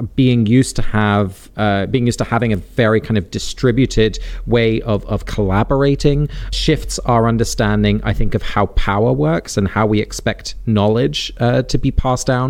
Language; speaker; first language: English; native; English